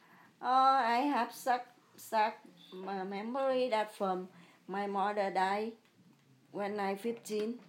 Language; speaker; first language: English; early bilingual, other home language; Vietnamese